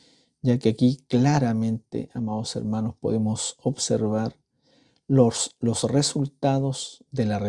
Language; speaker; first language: Spanish; native; Spanish